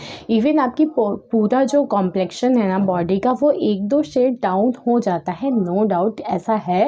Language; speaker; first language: Hindi; native; Hindi